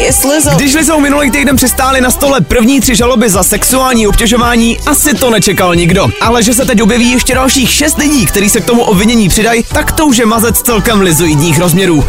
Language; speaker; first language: Czech; native; Czech